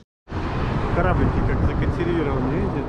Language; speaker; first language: Russian; native; Russian